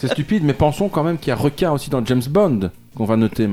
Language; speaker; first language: French; native; French